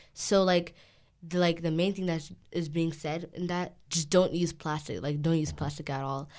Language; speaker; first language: English; native; English